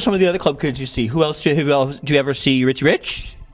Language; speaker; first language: English; native; English